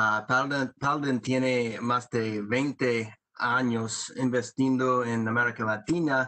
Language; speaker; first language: Spanish; non-native, learner; English